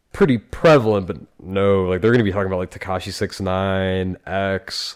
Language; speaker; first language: English; native; English